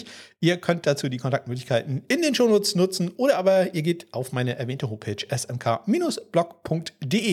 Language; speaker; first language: German; native; German